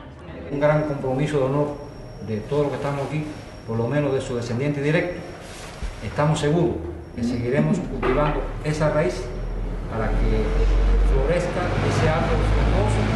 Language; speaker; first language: Spanish; native; Spanish